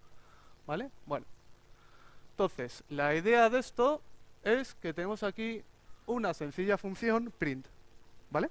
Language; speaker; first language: Spanish; native; Spanish